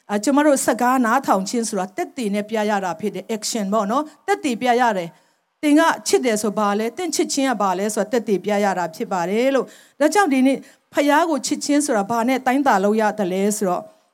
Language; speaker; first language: Burmese; non-native, local second language; Tedim Chin